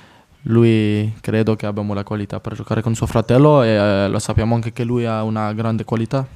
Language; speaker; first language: Italian; non-native, fluent; French